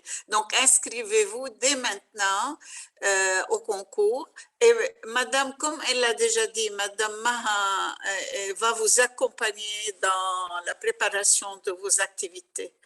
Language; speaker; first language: French; non-native, local second language; Arabic